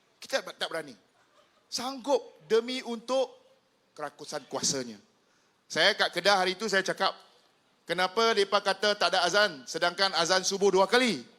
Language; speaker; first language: Malay; non-native, local second language; Chinese